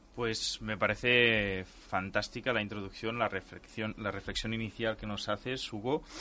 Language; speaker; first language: Spanish; non-native, local second language; Catalan